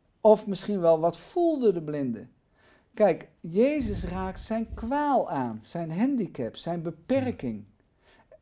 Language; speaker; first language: Dutch; native; Dutch